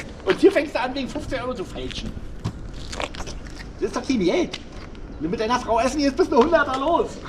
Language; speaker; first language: German; native; German